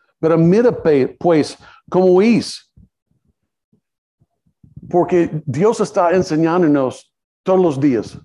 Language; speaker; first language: Spanish; non-native, learner; English